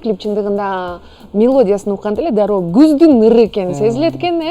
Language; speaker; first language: Kyrgyz; native; Kyrgyz